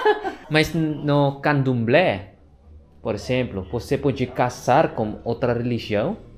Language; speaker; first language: Portuguese; non-native, learner; Indonesian